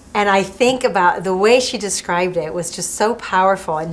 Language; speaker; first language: English; early bilingual, other home language; French